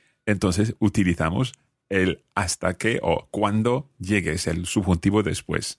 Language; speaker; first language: Spanish; non-native, fluent; English